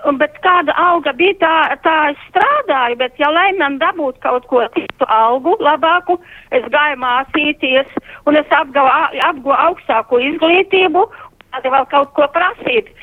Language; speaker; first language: Latvian; non-native, local second language; Russian